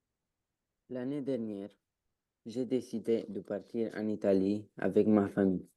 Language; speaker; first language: French; non-native, learner; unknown